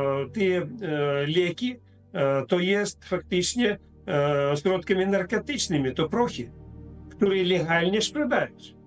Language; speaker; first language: Polish; non-native, fluent; Russian